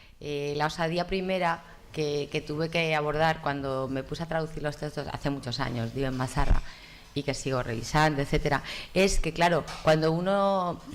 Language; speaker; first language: Spanish; native; Spanish